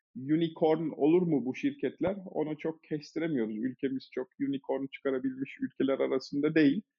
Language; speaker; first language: Turkish; early bilingual, heritage; Turkish